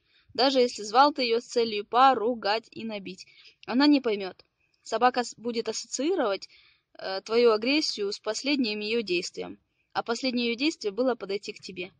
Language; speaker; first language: Russian; native; Russian